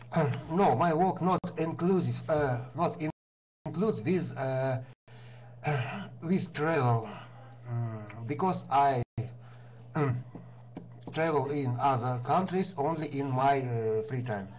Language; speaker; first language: English; non-native, learner; Russian